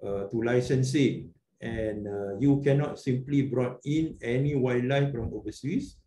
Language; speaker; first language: English; non-native, local second language; Malay